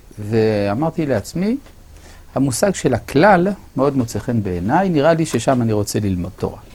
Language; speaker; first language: Hebrew; non-native, fluent; French